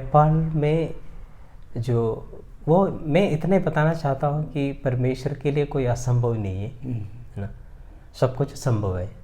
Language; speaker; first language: Hindi; non-native, local second language; Malayalam